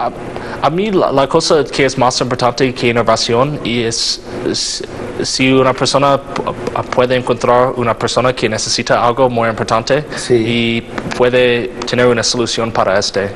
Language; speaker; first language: Spanish; non-native, learner; English